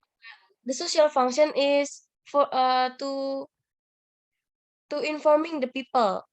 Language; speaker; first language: English; non-native, learner; Indonesian